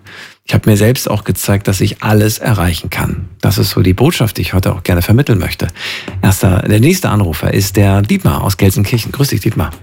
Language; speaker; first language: German; native; German